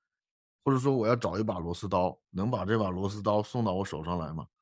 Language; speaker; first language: Chinese; native; Chinese